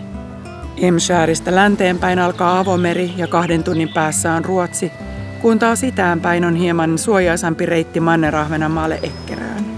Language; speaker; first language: Finnish; native; Finnish